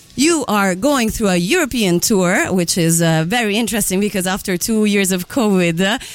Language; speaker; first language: English; non-native, fluent; Italian